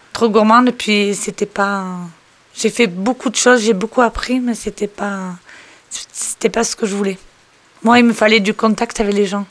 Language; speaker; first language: French; early bilingual, other home language; Portuguese